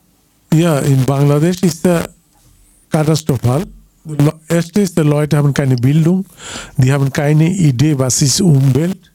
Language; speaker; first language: German; non-native, learner; Bangla